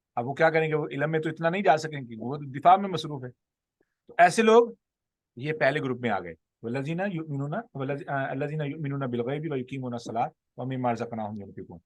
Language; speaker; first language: Urdu; non-native, local second language; Punjabi